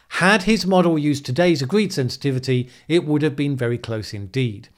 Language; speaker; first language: English; native; English